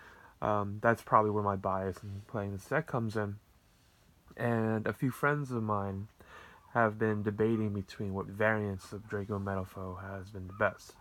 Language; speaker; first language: English; native; English